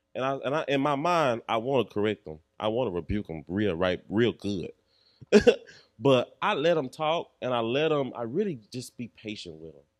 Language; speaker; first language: English; native; English